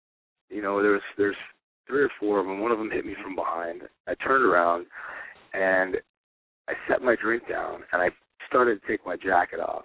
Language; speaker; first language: English; native; English